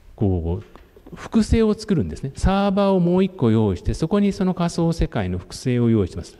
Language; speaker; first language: Japanese; native; Japanese